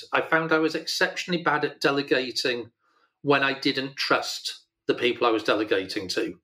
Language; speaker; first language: English; native; English